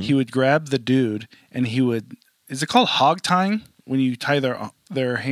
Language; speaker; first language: English; native; English